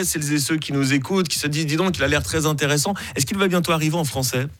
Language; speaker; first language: French; native; French